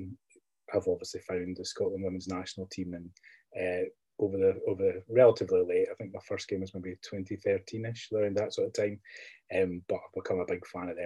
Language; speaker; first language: English; native; English